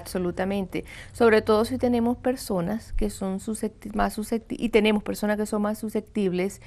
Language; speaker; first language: Spanish; native; Spanish